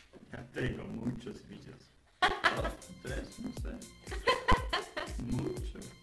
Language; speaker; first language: Spanish; non-native, learner; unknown